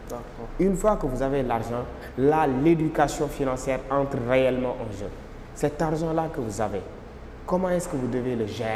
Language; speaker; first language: French; non-native, local second language; Wolof